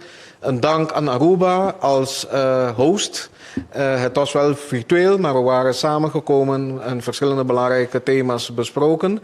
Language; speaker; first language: Dutch; non-native, local second language; Papiamento